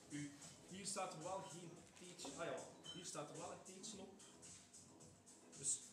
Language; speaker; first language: Dutch; native; Dutch